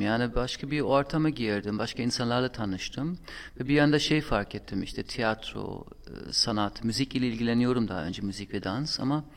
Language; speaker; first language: Turkish; non-native, fluent; German